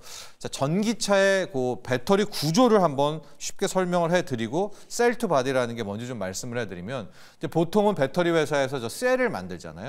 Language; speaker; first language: Korean; native; Korean